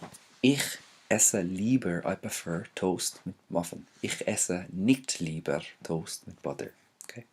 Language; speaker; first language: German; non-native, fluent; English